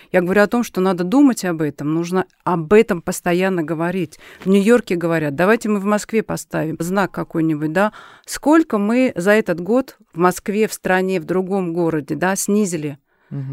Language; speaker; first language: Russian; native; Russian